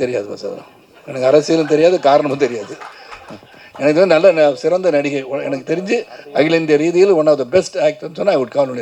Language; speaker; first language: Tamil; native; Tamil